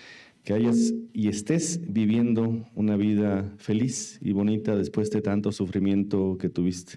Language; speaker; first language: Spanish; native; Spanish